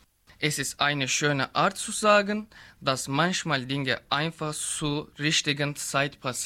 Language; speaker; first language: German; non-native, learner; Turkish